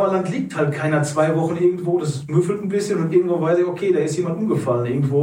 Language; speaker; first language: German; native; German